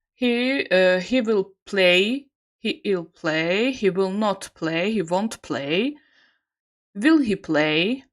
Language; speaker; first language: English; non-native, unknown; Azerbaijani